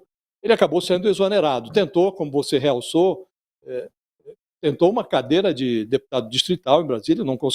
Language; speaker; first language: Portuguese; native; Portuguese